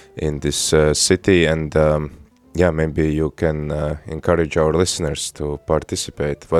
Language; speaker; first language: English; non-native, fluent; Latvian